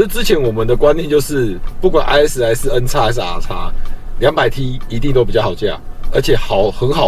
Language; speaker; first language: Chinese; native; Chinese